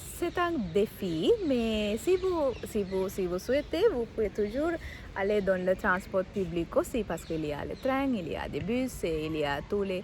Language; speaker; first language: French; non-native, learner; Sinhala